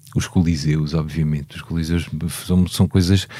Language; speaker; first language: Portuguese; native; Portuguese